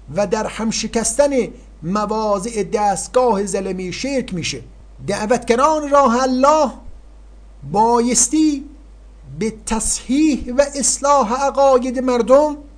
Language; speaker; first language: Persian; native; Persian